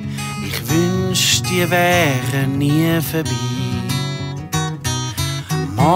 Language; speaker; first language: German; native; German